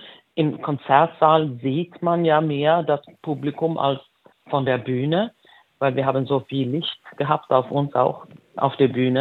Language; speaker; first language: German; non-native, fluent; Swedish